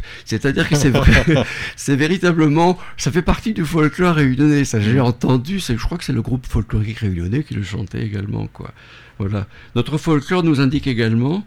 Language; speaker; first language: French; native; French